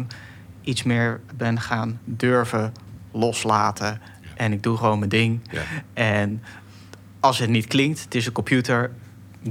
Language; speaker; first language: Dutch; native; Dutch